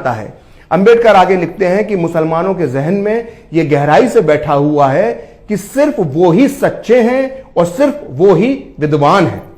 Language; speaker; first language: Hindi; native; Hindi